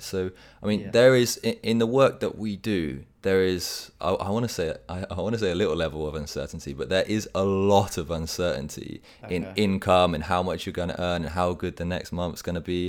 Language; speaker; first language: English; native; English